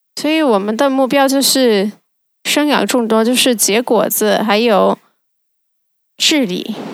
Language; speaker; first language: Chinese; non-native, fluent; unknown